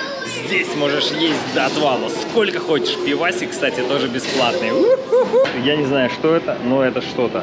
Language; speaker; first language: Russian; native; Russian